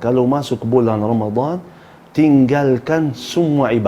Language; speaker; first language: Indonesian; non-native, fluent; Arabic